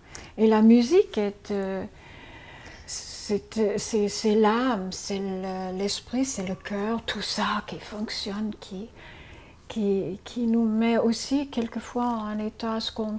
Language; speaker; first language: French; non-native, fluent; English